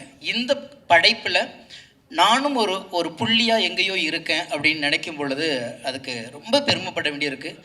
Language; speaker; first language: Tamil; native; Tamil